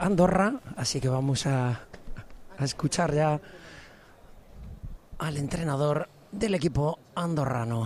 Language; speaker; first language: Spanish; native; Spanish